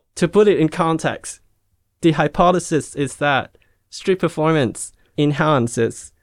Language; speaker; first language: English; non-native, local second language; Cantonese